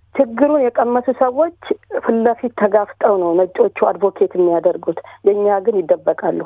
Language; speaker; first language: Amharic; native; Amharic